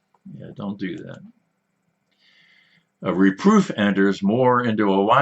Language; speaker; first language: English; native; English